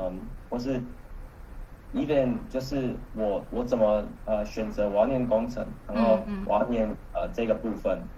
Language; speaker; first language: Chinese; early bilingual, heritage; Chinese